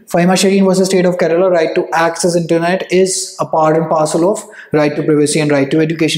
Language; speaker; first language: English; non-native, local second language; Hindi